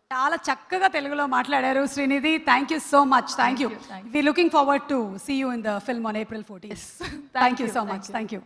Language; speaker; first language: Telugu; native; Telugu